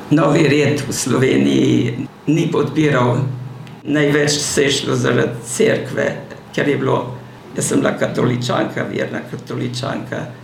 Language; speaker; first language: Slovenian; native; Slovenian